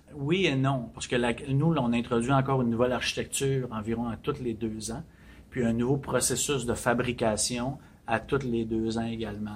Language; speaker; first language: French; native; French